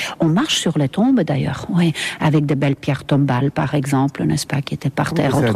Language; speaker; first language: French; non-native, fluent; Estonian